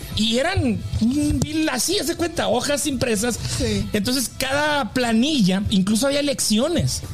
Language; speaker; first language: Spanish; native; Spanish